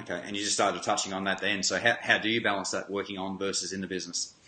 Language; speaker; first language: English; native; English